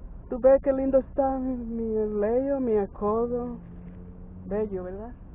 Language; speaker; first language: Spanish; native; Spanish